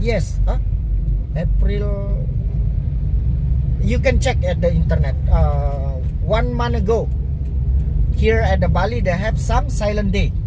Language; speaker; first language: English; non-native, learner; Indonesian